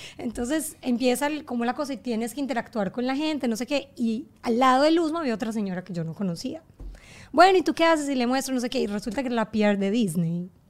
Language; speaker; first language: Spanish; native; Spanish